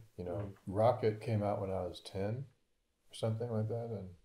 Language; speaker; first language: English; native; English